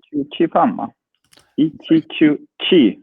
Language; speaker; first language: Chinese; non-native, learner; English